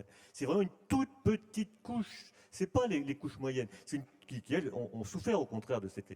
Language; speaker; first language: French; native; French